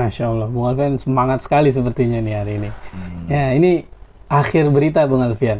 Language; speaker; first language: Indonesian; native; Indonesian